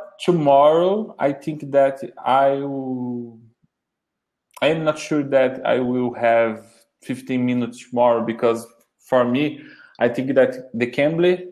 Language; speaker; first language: English; non-native, learner; Portuguese